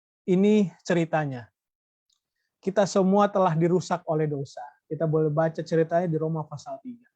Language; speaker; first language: Indonesian; native; Indonesian